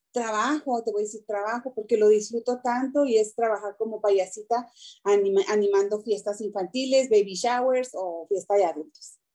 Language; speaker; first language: Spanish; native; Spanish